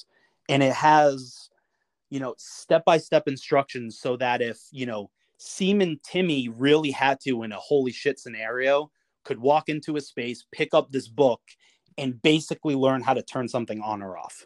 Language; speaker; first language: English; native; English